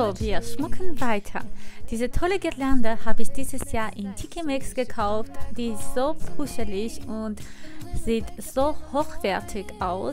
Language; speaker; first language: German; non-native, fluent; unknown